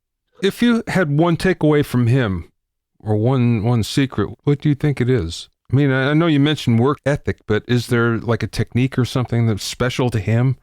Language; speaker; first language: English; native; English